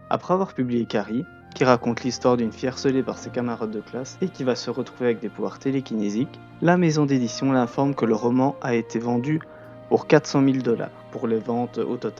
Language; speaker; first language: French; native; French